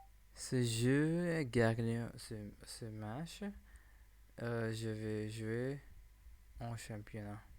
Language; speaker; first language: French; non-native, learner; English